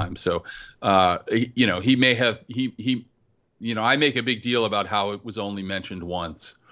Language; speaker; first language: English; native; English